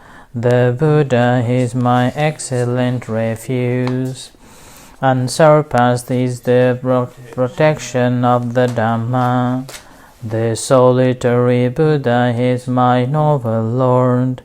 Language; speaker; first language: English; non-native, fluent; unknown